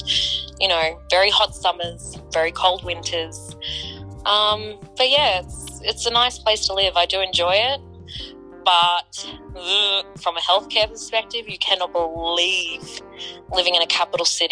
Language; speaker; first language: English; native; English